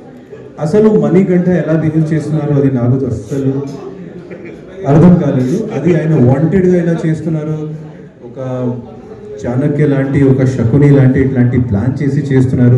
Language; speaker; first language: Telugu; non-native, fluent; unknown